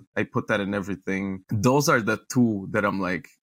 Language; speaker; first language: English; non-native, fluent; Romanian